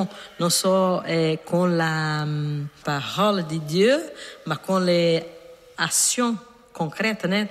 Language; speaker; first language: French; non-native, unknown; Portuguese